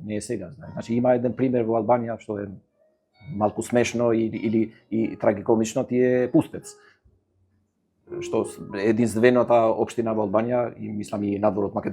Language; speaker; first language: Macedonian; non-native, fluent; Albanian